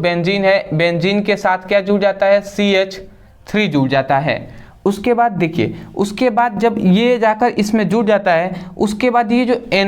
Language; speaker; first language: Hindi; native; Hindi